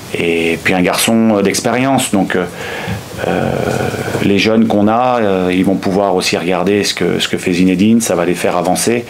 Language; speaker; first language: French; native; French